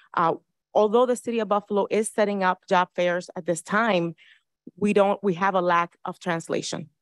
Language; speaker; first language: English; early bilingual, other home language; Spanish